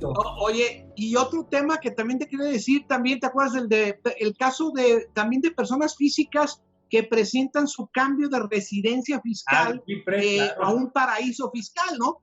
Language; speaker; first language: Spanish; native; Spanish